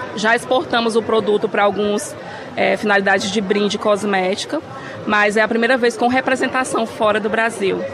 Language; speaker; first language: Portuguese; native; Portuguese